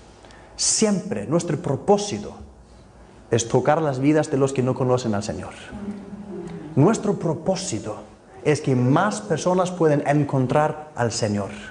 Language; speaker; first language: Spanish; non-native, fluent; Icelandic